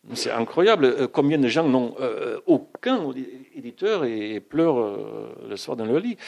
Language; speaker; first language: French; non-native, fluent; German